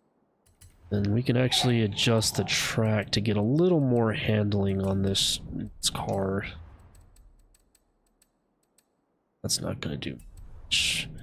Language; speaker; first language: English; native; English